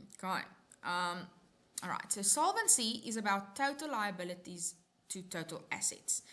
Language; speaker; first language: English; non-native, local second language; Afrikaans